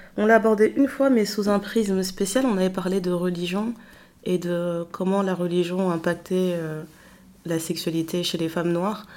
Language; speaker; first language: French; early bilingual, other home language; Lingala